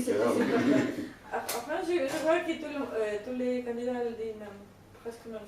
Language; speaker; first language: French; non-native, learner; Spanish